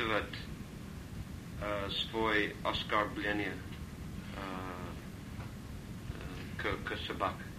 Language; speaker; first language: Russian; non-native, learner; English